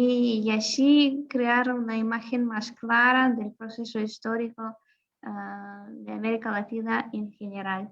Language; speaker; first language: Spanish; non-native, fluent; Russian